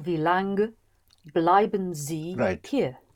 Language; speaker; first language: German; non-native, learner; English